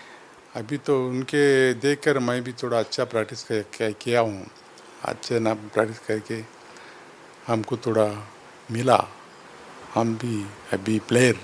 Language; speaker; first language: Hindi; non-native, local second language; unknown